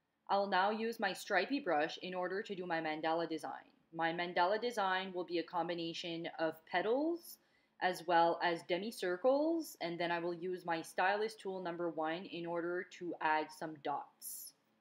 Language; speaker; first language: English; non-native, local second language; French